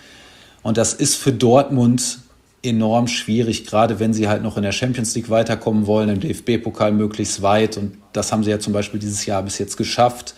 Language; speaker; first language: German; native; German